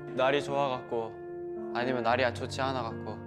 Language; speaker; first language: Korean; native; Korean